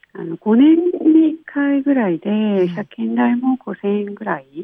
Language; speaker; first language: Japanese; non-native, fluent; Korean